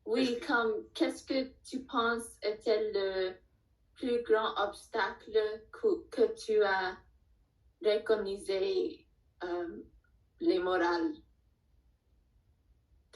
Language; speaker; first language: French; non-native, learner; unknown